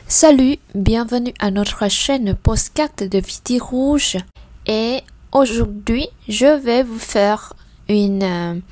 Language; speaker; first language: French; non-native, fluent; Vietnamese